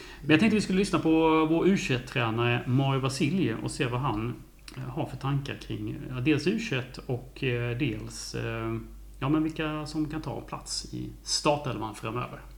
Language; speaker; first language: Swedish; native; Swedish